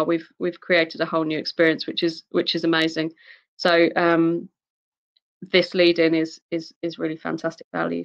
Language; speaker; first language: English; native; English